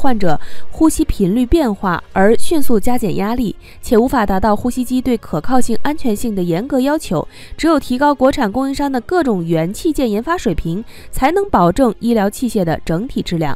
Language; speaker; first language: Chinese; native; Chinese